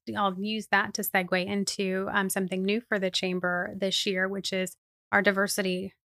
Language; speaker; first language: English; native; English